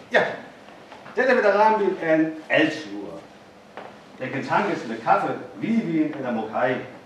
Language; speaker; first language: German; non-native, learner; Danish